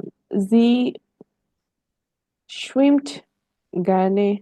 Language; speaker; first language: German; non-native, learner; Bangla